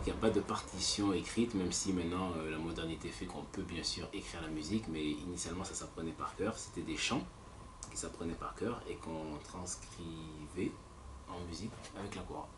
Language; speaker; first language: French; native; French